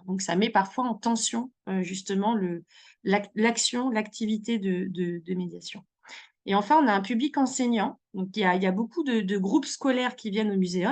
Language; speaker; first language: French; native; French